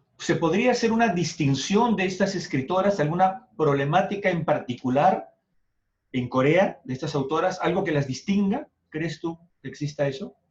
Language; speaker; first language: Spanish; native; Spanish